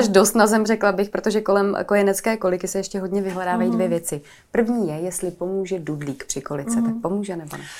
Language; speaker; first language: Czech; native; Czech